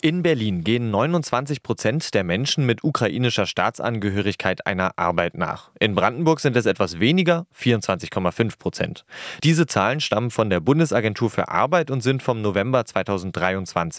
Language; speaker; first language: German; native; German